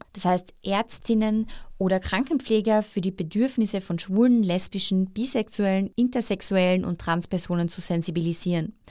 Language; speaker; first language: German; native; German